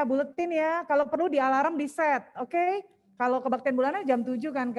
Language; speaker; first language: Indonesian; native; Indonesian